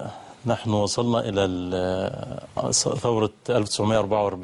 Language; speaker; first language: Arabic; native; Arabic